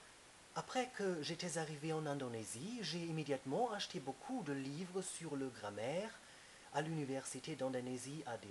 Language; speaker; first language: French; non-native, fluent; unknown